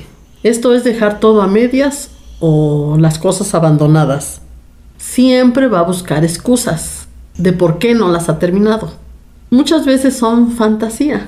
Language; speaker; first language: Spanish; native; Spanish